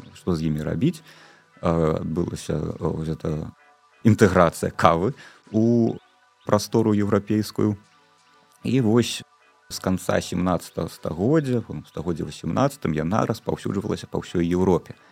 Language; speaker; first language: Belarusian; non-native, local second language; Russian